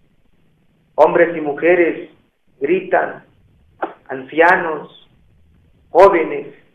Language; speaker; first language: Spanish; non-native, local second language; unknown